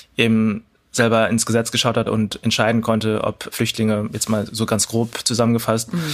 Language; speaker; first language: German; early bilingual, other home language; Cantonese